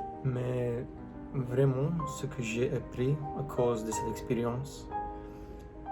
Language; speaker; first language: French; non-native, learner; English